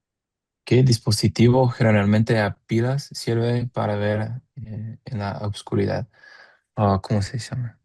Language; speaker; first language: Spanish; non-native, learner; English